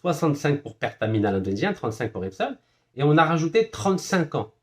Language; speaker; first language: French; non-native, local second language; Arabic